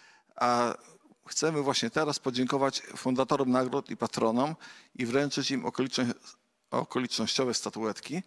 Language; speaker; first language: Polish; native; Polish